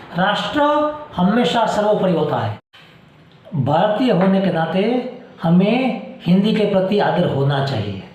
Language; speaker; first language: Hindi; non-native, local second language; Gujarati